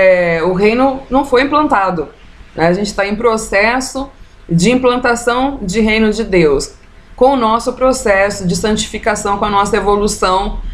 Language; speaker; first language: Portuguese; native; Portuguese